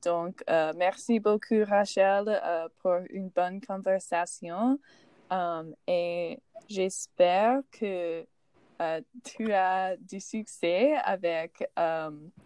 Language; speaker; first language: French; non-native, learner; English